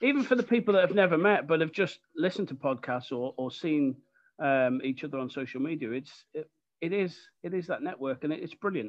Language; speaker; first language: English; native; English